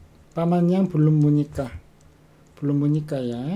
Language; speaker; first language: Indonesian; non-native, fluent; Korean